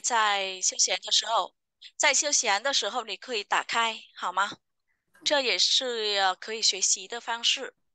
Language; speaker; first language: Chinese; non-native, fluent; Vietnamese